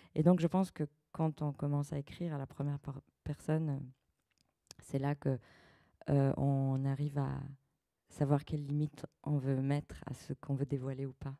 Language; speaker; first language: French; early bilingual, other home language; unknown